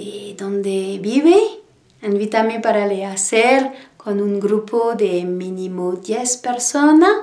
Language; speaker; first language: Spanish; non-native, learner; French